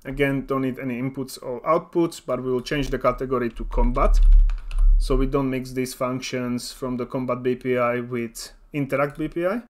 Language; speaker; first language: English; non-native, fluent; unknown